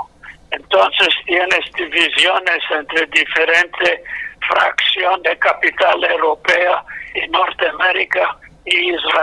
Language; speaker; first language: Spanish; non-native, fluent; English